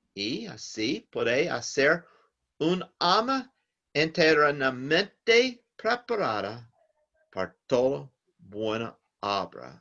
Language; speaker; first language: Spanish; non-native, learner; English